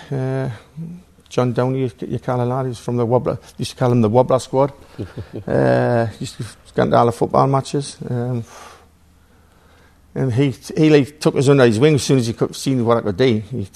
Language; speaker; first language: English; native; English